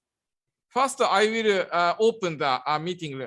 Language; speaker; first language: English; non-native, learner; Japanese